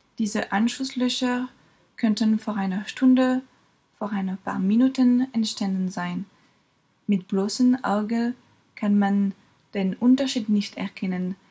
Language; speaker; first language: German; non-native, fluent; French